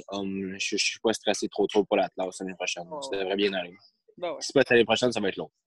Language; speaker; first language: French; native; French